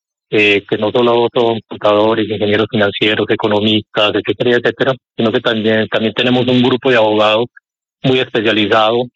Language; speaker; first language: Spanish; native; Spanish